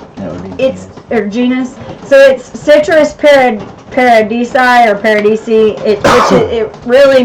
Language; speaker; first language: English; native; English